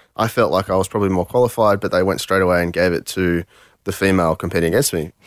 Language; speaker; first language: English; early bilingual, other home language; French